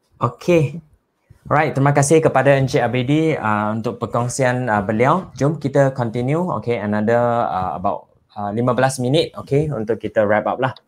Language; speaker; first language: Malay; non-native, local second language; Chinese